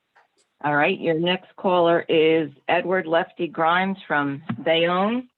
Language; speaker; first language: English; native; English